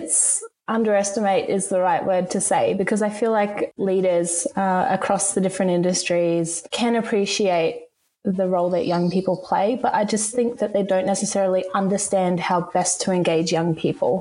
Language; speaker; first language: English; native; English